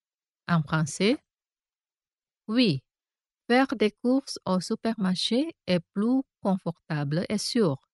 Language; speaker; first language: French; non-native, fluent; Indonesian